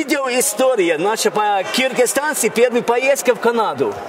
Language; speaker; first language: Russian; non-native, learner; English